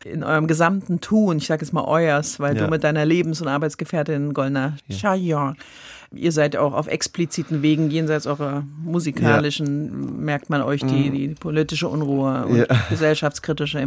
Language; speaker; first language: German; native; German